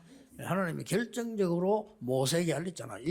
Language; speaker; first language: Korean; native; Korean